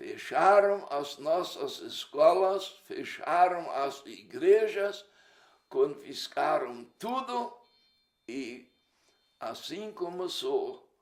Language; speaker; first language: Portuguese; early bilingual, other home language; Low German